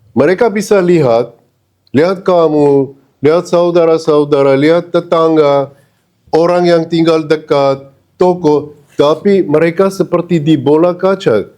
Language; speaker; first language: Indonesian; non-native, fluent; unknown